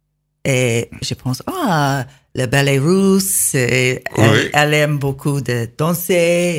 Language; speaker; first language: French; non-native, learner; English